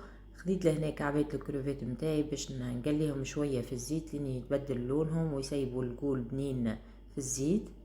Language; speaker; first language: Arabic; native; Arabic